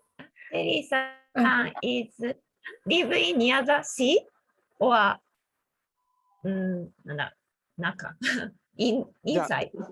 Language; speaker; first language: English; non-native, learner; Japanese